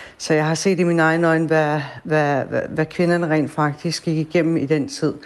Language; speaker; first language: Danish; early bilingual, other home language; Persian